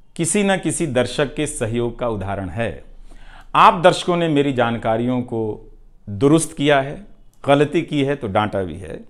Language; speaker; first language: Hindi; non-native, local second language; Bhojpuri